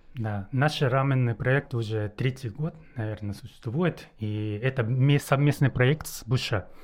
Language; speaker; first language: Russian; non-native, learner; Japanese